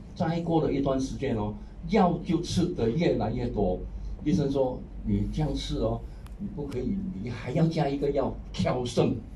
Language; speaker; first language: Chinese; non-native, local second language; Hakka Chinese